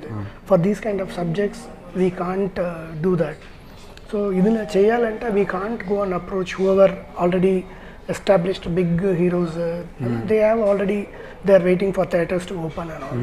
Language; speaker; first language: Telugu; non-native, learner; Tamil